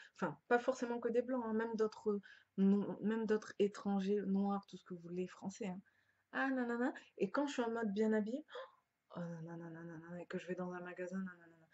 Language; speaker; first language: French; early bilingual, other home language; Lingala